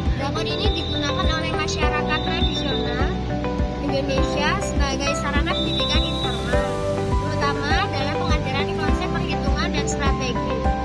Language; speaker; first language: Indonesian; native; Indonesian